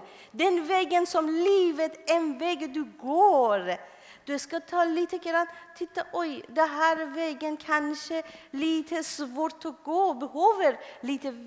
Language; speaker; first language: Swedish; non-native, fluent; Persian